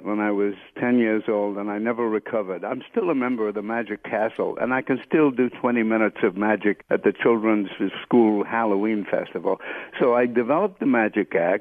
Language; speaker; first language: English; native; English